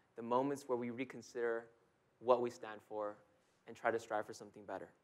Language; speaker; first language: English; native; English